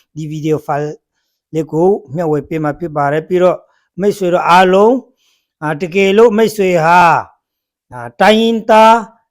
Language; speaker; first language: Burmese; non-native, local second language; Hakha Chin